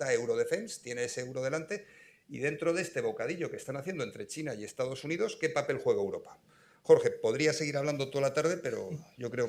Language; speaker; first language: Spanish; native; Spanish